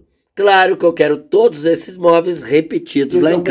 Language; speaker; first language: Portuguese; native; Portuguese